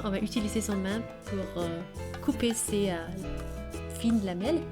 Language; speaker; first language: French; non-native, learner; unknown